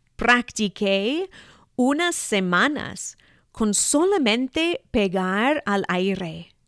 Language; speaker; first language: Spanish; non-native, fluent; English